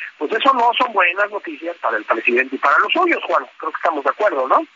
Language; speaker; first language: Spanish; native; Spanish